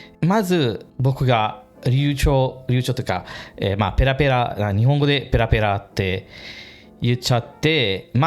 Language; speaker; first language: Japanese; non-native, fluent; English